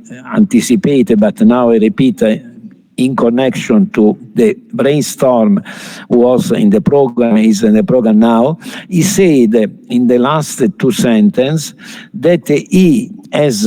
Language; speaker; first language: English; non-native, fluent; Italian